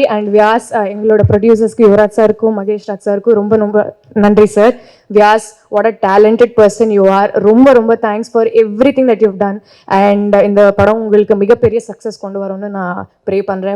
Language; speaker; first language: Tamil; non-native, learner; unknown